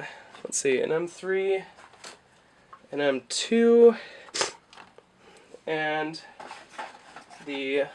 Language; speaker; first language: English; native; English